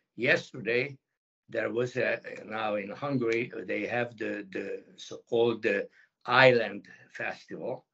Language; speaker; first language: English; non-native, fluent; Hungarian